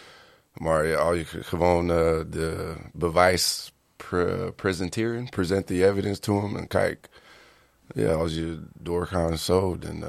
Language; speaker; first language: Dutch; non-native, learner; English